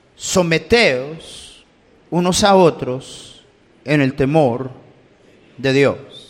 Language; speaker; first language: Spanish; early bilingual, heritage; Spanish